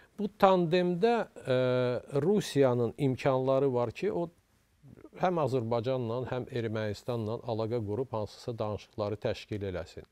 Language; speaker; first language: Azerbaijani; native; Azerbaijani